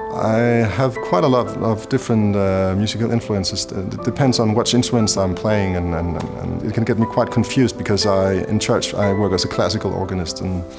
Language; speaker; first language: English; non-native, fluent; Danish